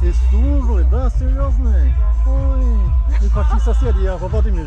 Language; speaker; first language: Russian; non-native, learner; English